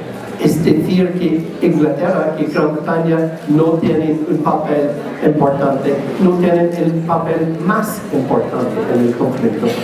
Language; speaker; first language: Spanish; non-native, learner; English